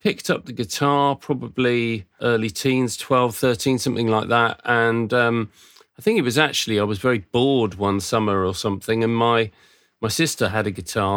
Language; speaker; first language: English; native; English